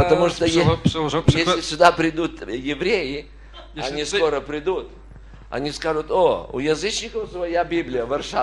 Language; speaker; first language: Polish; non-native, learner; Russian